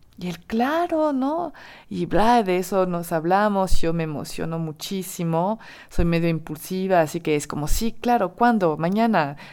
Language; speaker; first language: Spanish; non-native, fluent; French